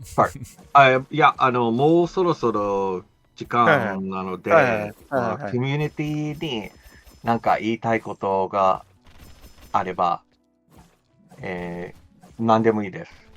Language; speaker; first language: Japanese; non-native, fluent; English